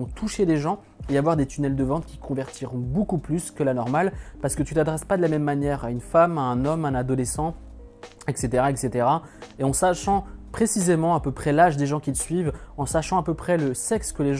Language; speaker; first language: French; native; French